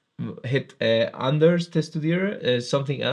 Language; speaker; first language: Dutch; non-native, learner; Spanish